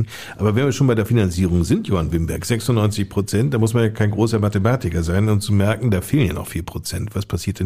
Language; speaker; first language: German; native; German